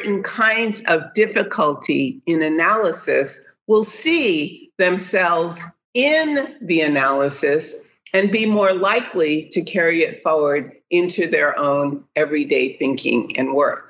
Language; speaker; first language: English; native; English